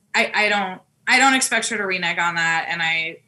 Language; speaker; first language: English; native; English